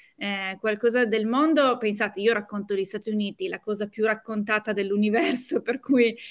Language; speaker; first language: Italian; native; Italian